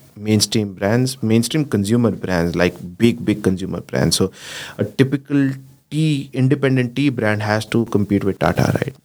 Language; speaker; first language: English; non-native, local second language; Gujarati